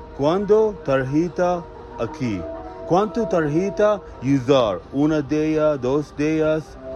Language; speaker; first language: Spanish; non-native, learner; English